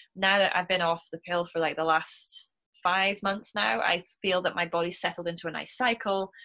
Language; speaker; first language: English; native; English